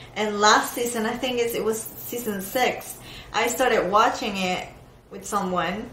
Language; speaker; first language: English; non-native, fluent; Spanish